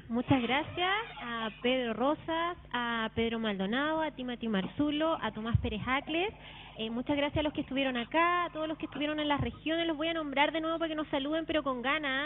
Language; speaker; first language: Spanish; native; Spanish